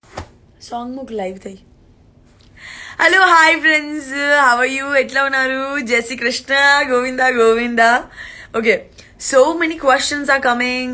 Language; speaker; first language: Telugu; non-native, learner; Gujarati